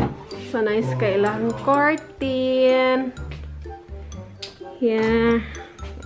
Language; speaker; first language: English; non-native, local second language; Filipino